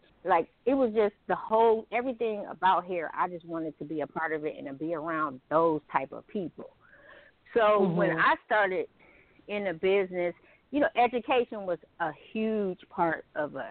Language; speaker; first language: English; native; English